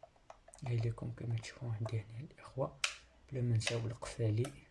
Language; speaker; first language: Arabic; native; Arabic